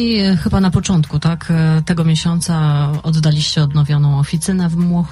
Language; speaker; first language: Polish; native; Polish